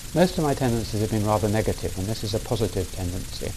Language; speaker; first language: English; native; English